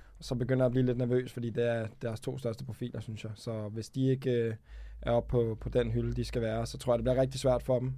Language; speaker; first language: Danish; native; Danish